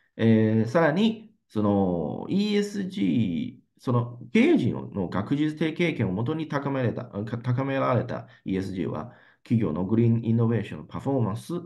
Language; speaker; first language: Japanese; non-native, fluent; Chinese